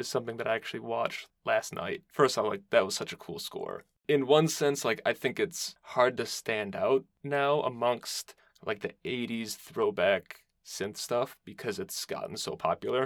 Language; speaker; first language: English; native; English